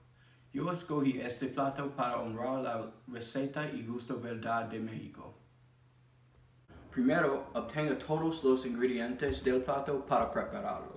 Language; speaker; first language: Spanish; non-native, learner; English